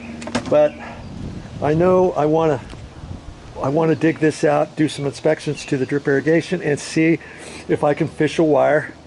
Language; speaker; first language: English; native; English